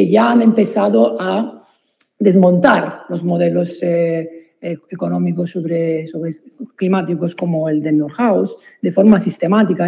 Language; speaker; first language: Spanish; non-native, fluent; Italian